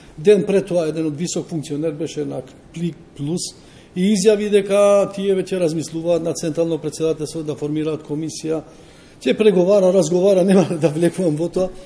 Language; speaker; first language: Macedonian; non-native, local second language; Albanian